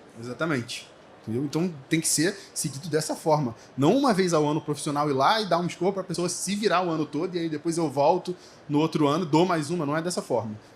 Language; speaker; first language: Portuguese; native; Portuguese